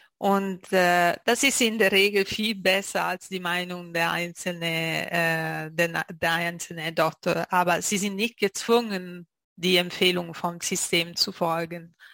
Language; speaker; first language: German; non-native, fluent; Italian